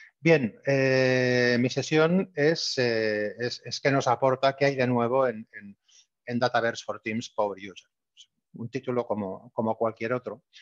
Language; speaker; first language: Spanish; native; Spanish